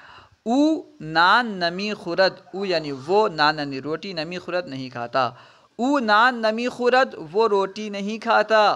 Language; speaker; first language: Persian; non-native, fluent; Urdu